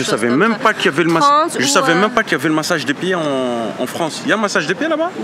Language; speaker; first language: French; native; French